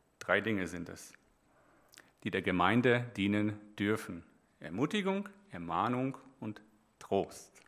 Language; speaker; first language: German; native; German